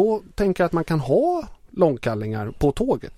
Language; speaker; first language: Swedish; native; Swedish